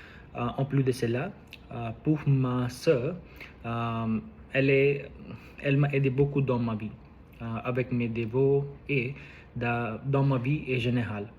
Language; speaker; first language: French; non-native, learner; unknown